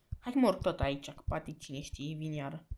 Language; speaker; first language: Romanian; native; Romanian